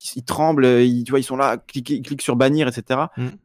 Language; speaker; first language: French; native; French